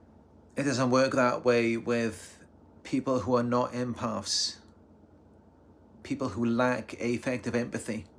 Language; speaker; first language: English; native; English